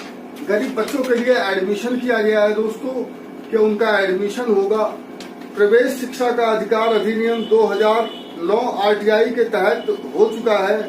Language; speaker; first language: Hindi; native; Hindi